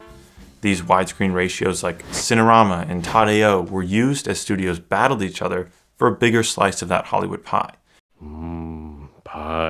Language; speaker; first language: English; native; English